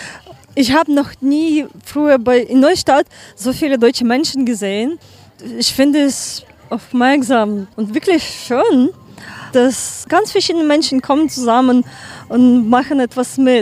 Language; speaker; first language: German; non-native, learner; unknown